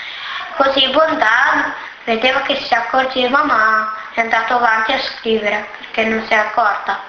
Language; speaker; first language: Italian; early bilingual, other home language; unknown